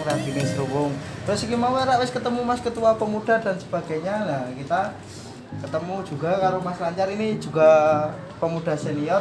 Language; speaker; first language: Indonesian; non-native, local second language; Javanese